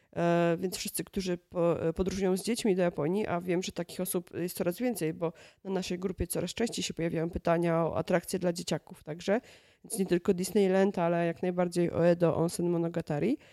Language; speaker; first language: Polish; native; Polish